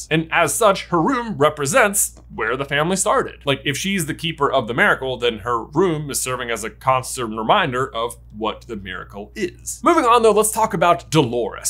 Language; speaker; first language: English; native; English